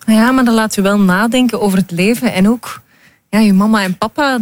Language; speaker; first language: Dutch; native; Dutch